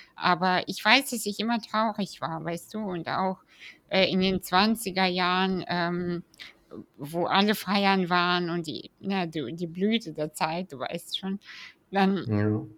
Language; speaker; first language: German; early bilingual, other home language; Russian